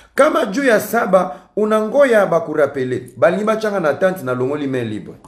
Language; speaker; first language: French; non-native, local second language; Lingala